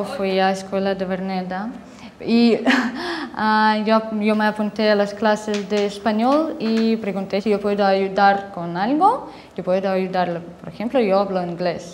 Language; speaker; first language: Spanish; non-native, learner; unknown